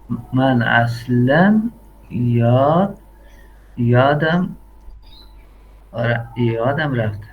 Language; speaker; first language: Persian; non-native, learner; Urdu